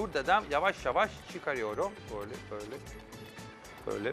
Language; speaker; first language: Turkish; non-native, fluent; Italian